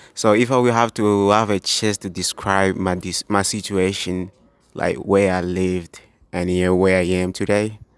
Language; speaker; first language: English; non-native, local second language; Swahili